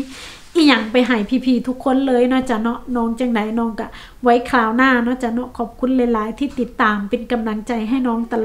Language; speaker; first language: Thai; non-native, local second language; Lao